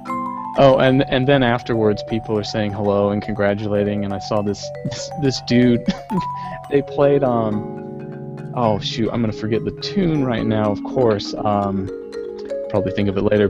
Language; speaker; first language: English; native; English